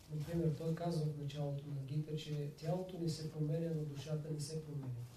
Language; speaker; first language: Bulgarian; native; Bulgarian